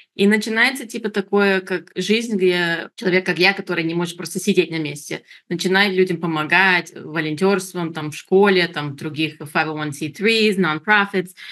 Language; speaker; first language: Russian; early bilingual, heritage; Russian